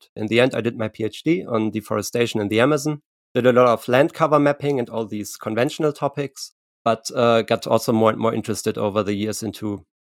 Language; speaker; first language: English; non-native, fluent; German